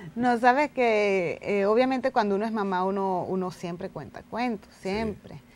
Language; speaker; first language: Spanish; native; Spanish